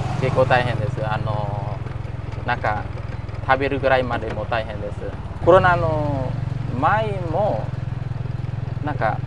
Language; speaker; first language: Japanese; non-native, fluent; Khmer